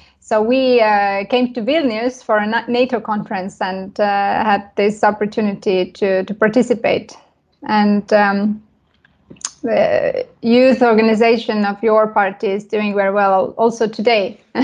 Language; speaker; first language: English; non-native, fluent; Estonian